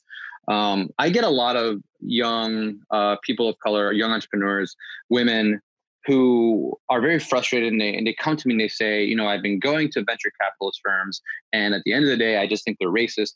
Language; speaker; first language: English; native; English